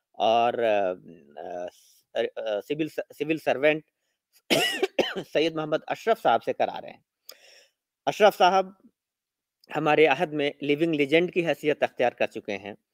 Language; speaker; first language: Urdu; native; Urdu